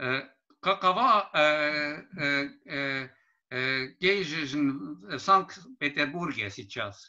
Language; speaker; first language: Russian; non-native, learner; Estonian